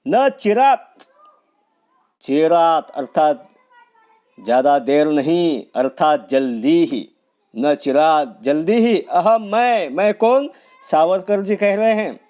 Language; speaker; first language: Hindi; non-native, local second language; Marathi